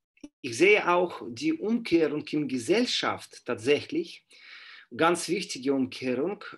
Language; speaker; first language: German; non-native, fluent; Russian